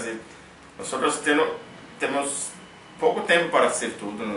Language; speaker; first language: Spanish; non-native, learner; Portuguese